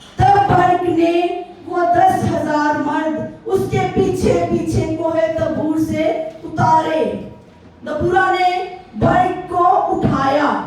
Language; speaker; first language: Urdu; native; Urdu